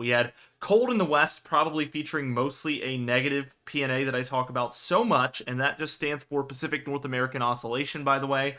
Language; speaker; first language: English; native; English